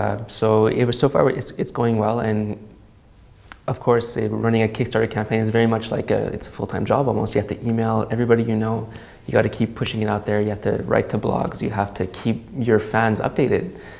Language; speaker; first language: English; native; English